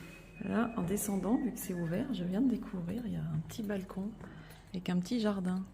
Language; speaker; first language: French; native; French